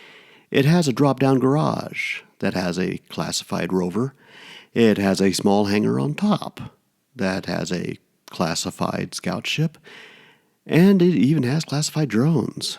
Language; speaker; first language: English; native; English